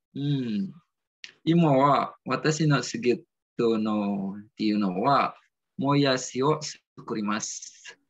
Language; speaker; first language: Japanese; non-native, learner; Indonesian